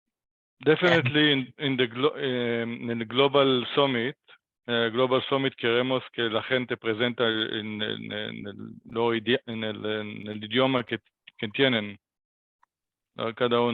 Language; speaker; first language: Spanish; non-native, learner; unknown